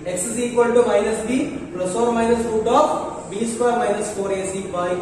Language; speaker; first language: English; non-native, local second language; Malayalam